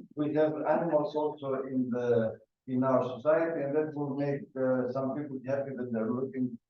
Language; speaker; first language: English; non-native, fluent; Greek